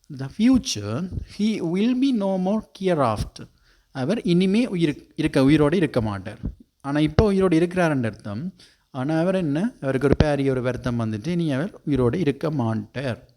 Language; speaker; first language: Tamil; native; Tamil